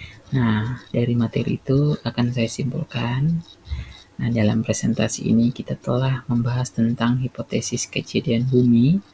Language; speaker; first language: Indonesian; native; Indonesian